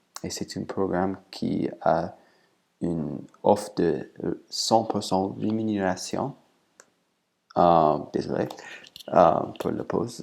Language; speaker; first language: French; non-native, learner; English